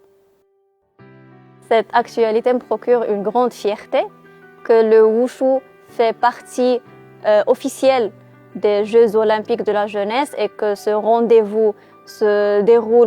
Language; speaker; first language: French; non-native, local second language; Arabic